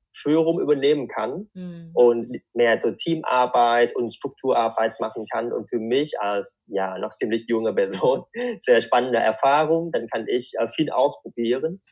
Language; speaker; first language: German; non-native, fluent; Vietnamese